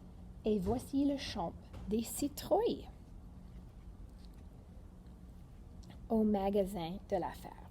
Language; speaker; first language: French; non-native, fluent; English